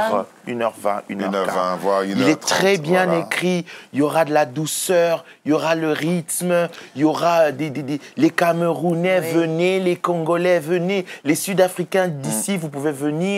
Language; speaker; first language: French; native; French